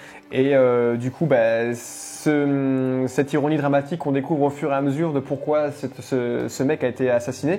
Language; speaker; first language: French; native; French